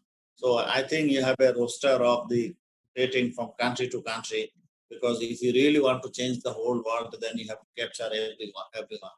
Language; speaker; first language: English; non-native, local second language; Bangla